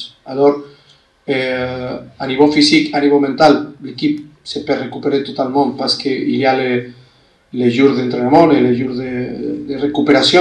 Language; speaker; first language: French; non-native, fluent; Spanish